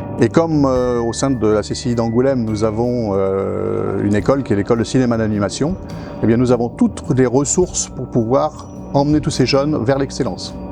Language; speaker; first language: French; native; French